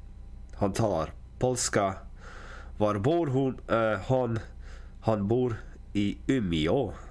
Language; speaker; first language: Swedish; non-native, learner; English